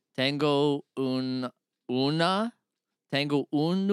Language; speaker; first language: Spanish; non-native, learner; English